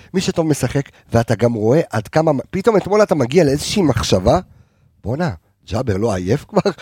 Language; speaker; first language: Hebrew; native; Hebrew